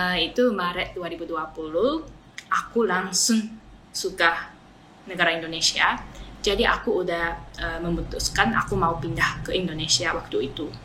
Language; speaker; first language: Indonesian; non-native, fluent; Japanese